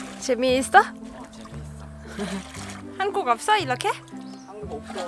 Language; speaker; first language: Korean; non-native, learner; Thai